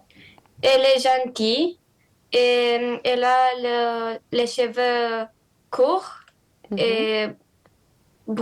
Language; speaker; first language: French; non-native, learner; Romanian